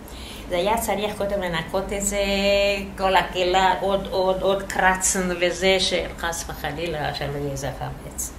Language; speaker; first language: Hebrew; non-native, fluent; Yiddish